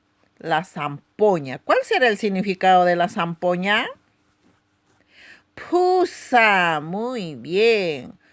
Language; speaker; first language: Spanish; non-native, local second language; Aymara